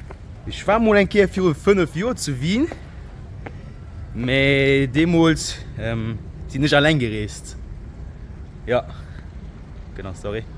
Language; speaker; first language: German; non-native, local second language; Luxembourgish